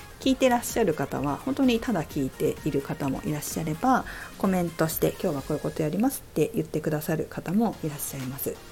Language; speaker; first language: Japanese; native; Japanese